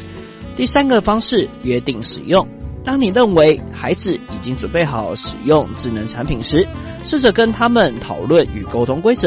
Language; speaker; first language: Chinese; native; Chinese